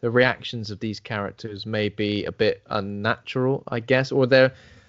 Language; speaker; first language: English; native; English